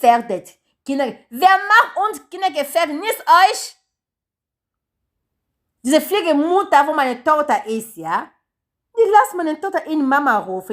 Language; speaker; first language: German; non-native, learner; Lingala